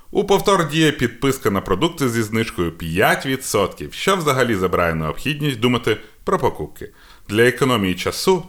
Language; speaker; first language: Ukrainian; non-native, local second language; Russian